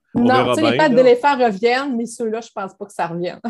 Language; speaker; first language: French; native; French